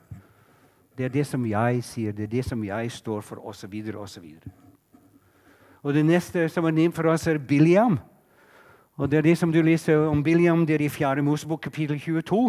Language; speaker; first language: Norwegian; non-native, fluent; English